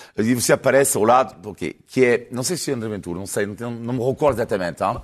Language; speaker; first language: Portuguese; non-native, fluent; French